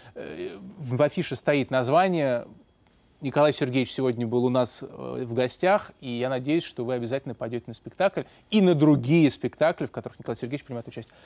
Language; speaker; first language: Russian; native; Russian